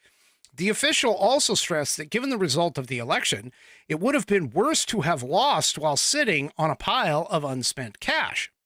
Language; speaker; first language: English; native; English